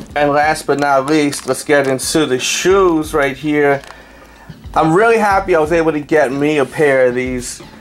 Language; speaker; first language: English; native; English